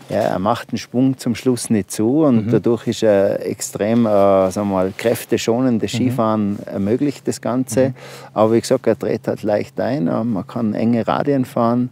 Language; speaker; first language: German; native; German